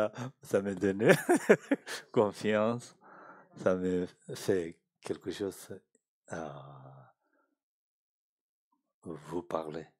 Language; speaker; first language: French; non-native, learner; Tibetan